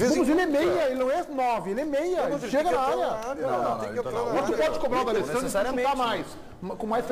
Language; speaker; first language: Portuguese; native; Portuguese